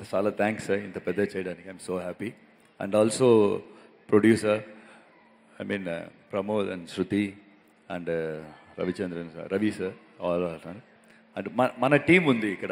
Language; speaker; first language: Telugu; non-native, local second language; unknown